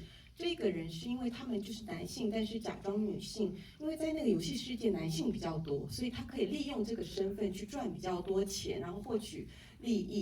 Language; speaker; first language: Chinese; native; Chinese